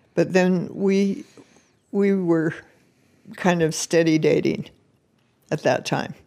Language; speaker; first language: English; native; English